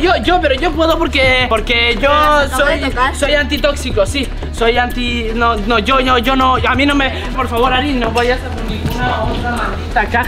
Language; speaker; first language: Spanish; native; Spanish